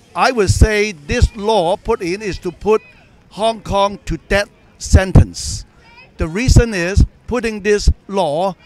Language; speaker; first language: English; non-native, local second language; Cantonese